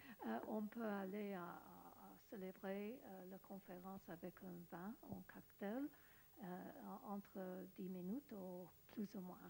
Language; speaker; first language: French; non-native, learner; English